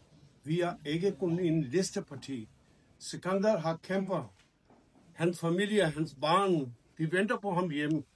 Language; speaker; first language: Danish; non-native, learner; Urdu